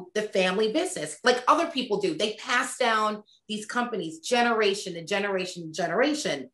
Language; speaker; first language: English; native; English